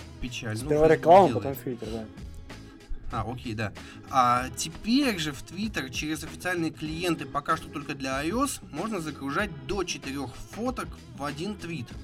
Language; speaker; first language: Russian; native; Russian